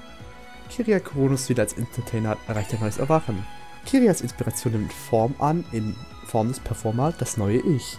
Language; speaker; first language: German; native; German